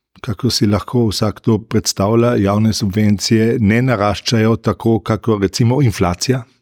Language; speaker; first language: Slovenian; native; Slovenian